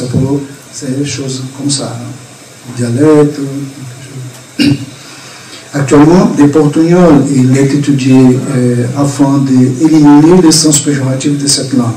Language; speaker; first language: French; non-native, fluent; Portuguese